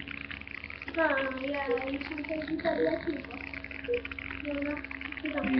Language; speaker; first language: French; native; French